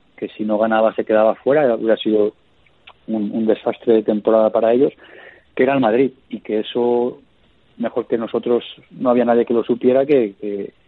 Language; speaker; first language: Spanish; native; Spanish